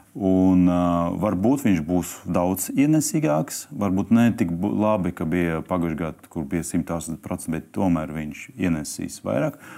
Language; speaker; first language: Latvian; non-native, local second language; Russian